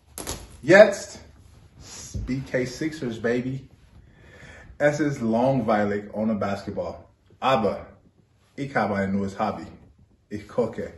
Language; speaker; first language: German; non-native, learner; English